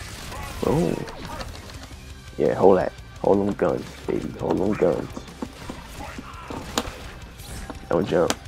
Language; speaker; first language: English; native; English